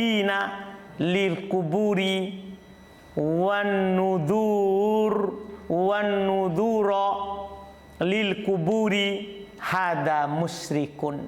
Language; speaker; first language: Arabic; non-native, fluent; Indonesian